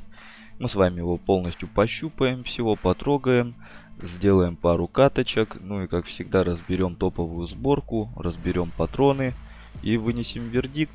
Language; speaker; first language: Russian; native; Russian